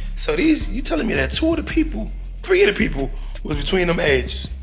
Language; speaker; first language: English; native; English